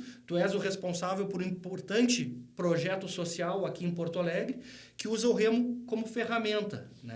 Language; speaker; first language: Portuguese; native; Portuguese